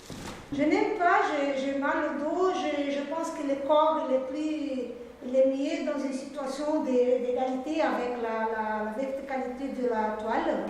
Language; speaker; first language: French; non-native, fluent; Portuguese